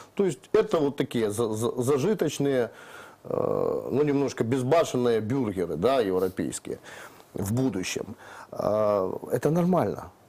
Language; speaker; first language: Russian; native; Russian